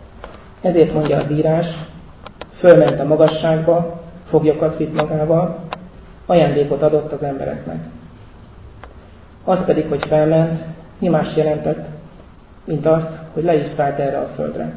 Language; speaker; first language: Hungarian; native; Hungarian